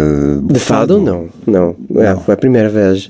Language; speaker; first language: Portuguese; non-native, fluent; Hebrew